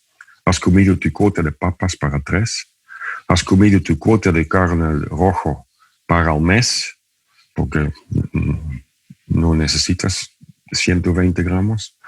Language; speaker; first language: Spanish; non-native, fluent; Dutch